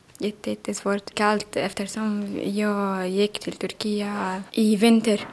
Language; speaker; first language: Swedish; non-native, learner; Arabic